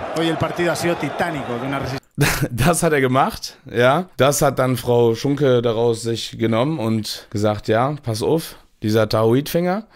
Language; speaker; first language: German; early bilingual, other home language; Turkish